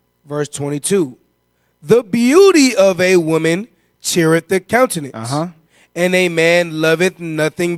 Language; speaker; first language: English; native; English